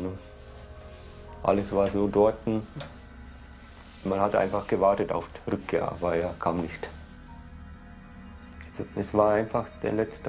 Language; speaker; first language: German; early bilingual, other home language; Croatian